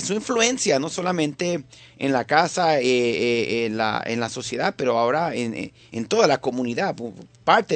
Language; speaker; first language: Spanish; early bilingual, heritage; Spanish